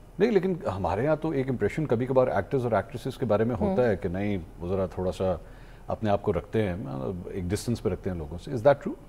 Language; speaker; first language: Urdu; non-native, local second language; Punjabi